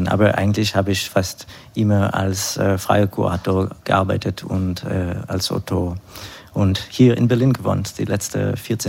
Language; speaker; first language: German; non-native, fluent; Hebrew